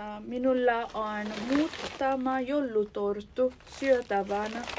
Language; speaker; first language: Finnish; non-native, learner; Nepali